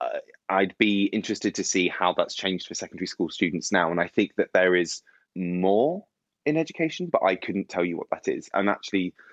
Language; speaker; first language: English; native; English